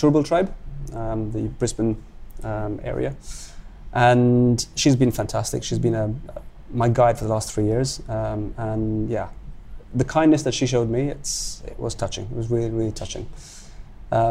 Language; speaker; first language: English; native; English